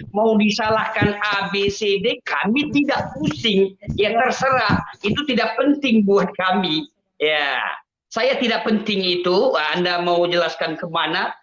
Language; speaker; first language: Indonesian; native; Indonesian